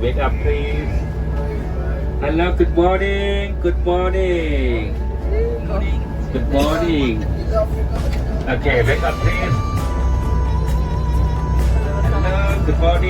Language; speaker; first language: English; non-native, fluent; Thai